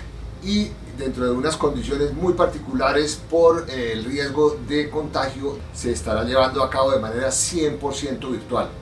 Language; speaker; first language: Spanish; native; Spanish